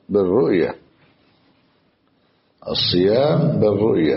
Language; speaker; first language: Arabic; native; Arabic